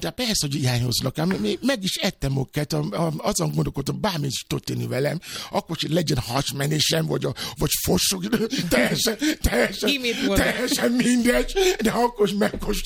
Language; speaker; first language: Hungarian; non-native, fluent; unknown